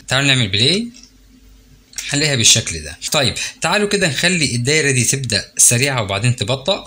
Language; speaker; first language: Arabic; native; Arabic